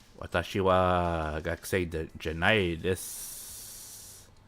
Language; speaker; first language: Japanese; non-native, learner; English